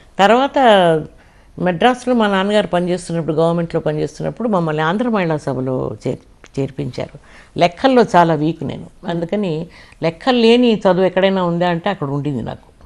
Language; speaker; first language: Telugu; non-native, local second language; Kannada